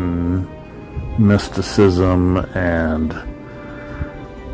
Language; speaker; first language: English; native; English